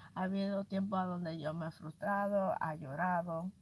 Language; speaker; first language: Spanish; early bilingual, heritage; Spanish